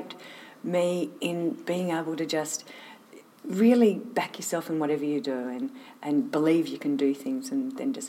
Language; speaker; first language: English; native; English